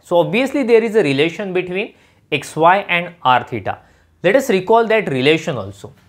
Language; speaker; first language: English; non-native, local second language; Marathi